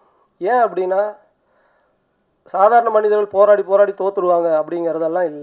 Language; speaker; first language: Tamil; native; Tamil